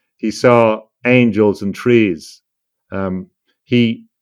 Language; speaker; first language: English; native; English